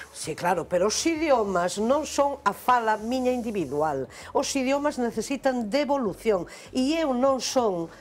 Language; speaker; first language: Galician; non-native, local second language; Spanish